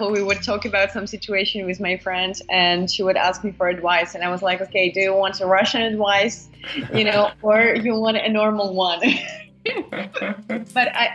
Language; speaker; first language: English; non-native, fluent; Russian